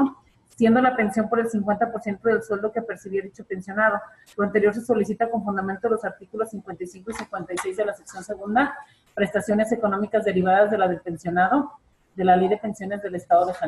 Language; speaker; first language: Spanish; native; Spanish